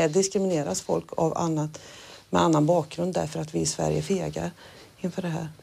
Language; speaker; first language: Swedish; native; Swedish